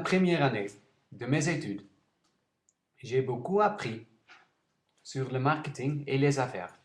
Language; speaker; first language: French; non-native, learner; Dutch